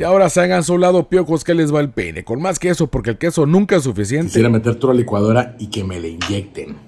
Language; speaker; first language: Spanish; native; Spanish